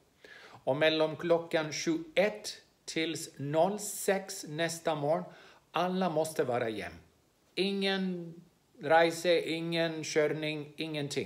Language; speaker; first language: Swedish; non-native, fluent; Greek